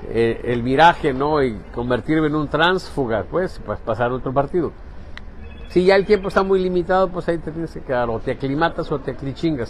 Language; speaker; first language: Spanish; native; Spanish